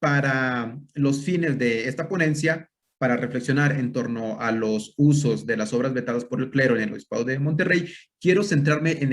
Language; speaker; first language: Spanish; native; Spanish